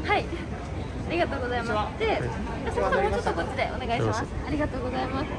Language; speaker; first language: Japanese; native; Japanese